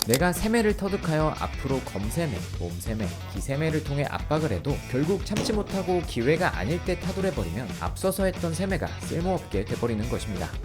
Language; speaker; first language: Korean; native; Korean